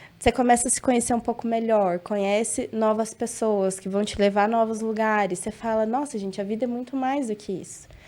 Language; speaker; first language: Portuguese; native; Portuguese